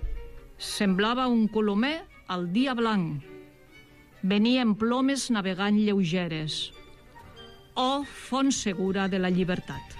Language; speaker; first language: Catalan; native; Catalan